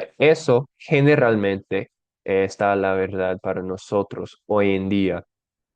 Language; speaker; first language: Spanish; non-native, fluent; English